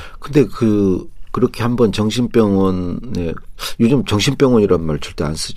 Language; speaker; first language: Korean; native; Korean